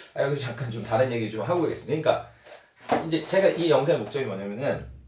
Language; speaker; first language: Korean; native; Korean